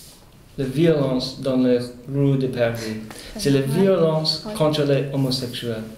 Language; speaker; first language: French; non-native, fluent; Spanish